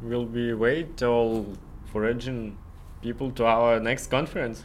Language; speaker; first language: English; non-native, learner; Russian